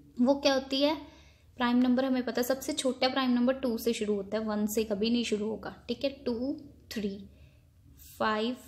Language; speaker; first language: Hindi; non-native, local second language; Punjabi